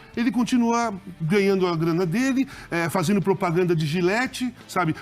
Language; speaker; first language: Portuguese; native; Portuguese